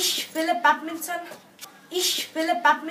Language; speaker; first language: German; non-native, learner; Danish